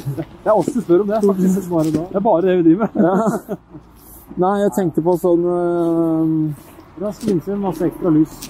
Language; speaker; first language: Norwegian; native; Norwegian